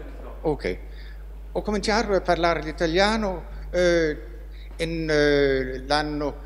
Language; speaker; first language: Italian; non-native, fluent; Danish